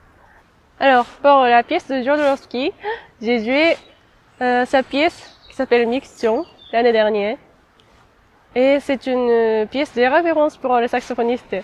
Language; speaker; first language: French; non-native, fluent; Japanese